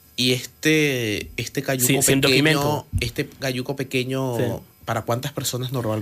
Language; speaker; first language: Spanish; native; Spanish